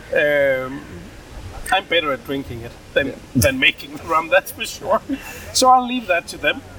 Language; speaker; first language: English; non-native, fluent; Danish